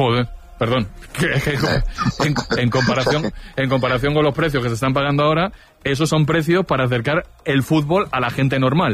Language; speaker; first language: Spanish; native; Spanish